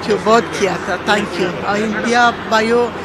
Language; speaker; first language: Hindi; non-native, learner; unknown